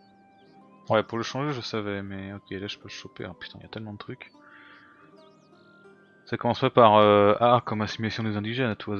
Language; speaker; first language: French; native; French